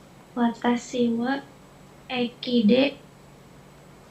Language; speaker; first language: Japanese; non-native, learner; Indonesian